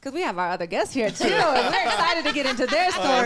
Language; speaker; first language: English; native; English